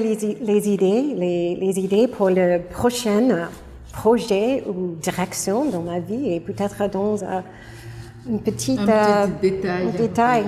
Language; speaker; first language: French; non-native, fluent; English